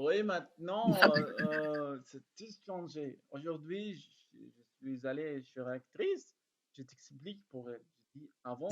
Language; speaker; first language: French; non-native, learner; Arabic